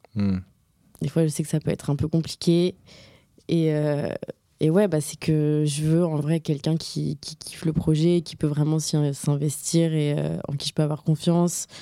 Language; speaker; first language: French; native; French